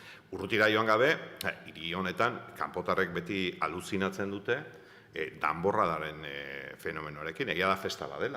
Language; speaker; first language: Basque; native; Basque